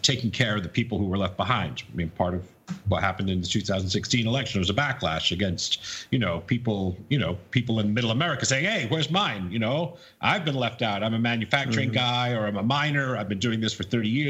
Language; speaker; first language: English; native; English